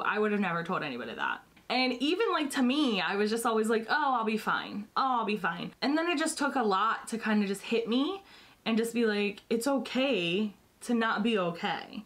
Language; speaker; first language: English; native; English